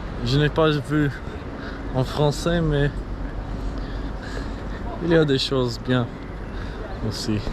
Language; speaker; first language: French; non-native, learner; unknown